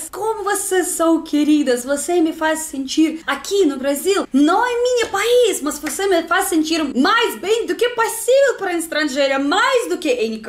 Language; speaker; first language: Portuguese; non-native, learner; Russian